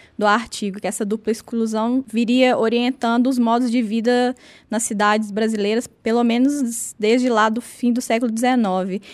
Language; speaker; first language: Portuguese; native; Portuguese